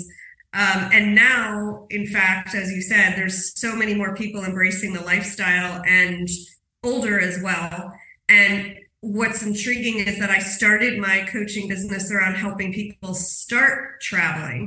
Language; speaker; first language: English; native; English